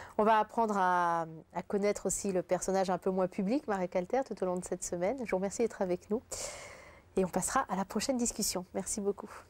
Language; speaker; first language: French; native; French